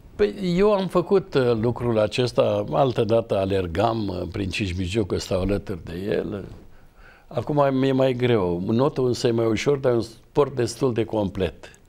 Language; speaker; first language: Romanian; native; Romanian